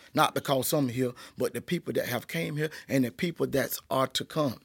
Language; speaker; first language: English; native; English